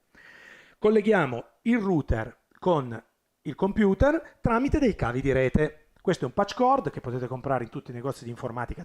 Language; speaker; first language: Italian; native; Italian